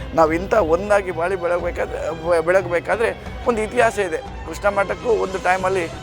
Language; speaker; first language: Kannada; native; Kannada